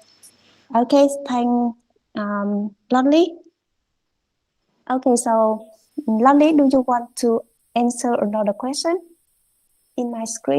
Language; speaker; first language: English; non-native, fluent; Vietnamese